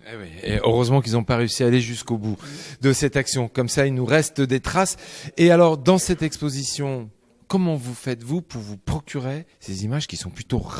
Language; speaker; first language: French; native; French